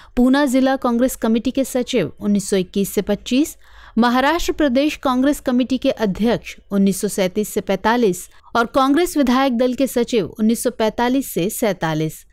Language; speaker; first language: Hindi; native; Hindi